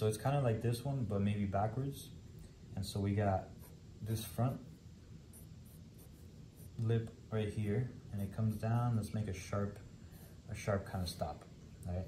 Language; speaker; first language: English; native; English